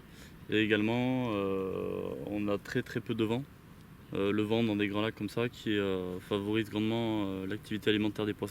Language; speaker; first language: French; native; French